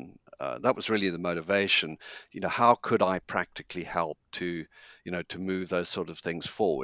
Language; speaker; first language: English; native; English